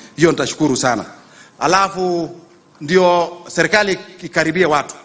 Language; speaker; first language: Swahili; non-native, local second language; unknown